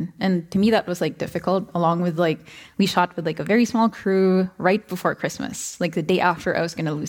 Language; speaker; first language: English; non-native, local second language; Filipino